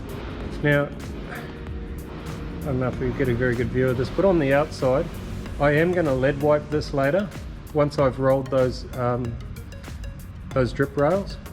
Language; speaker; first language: English; native; English